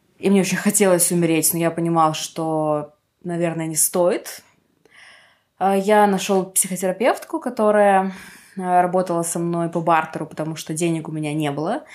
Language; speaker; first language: Russian; non-native, local second language; Ukrainian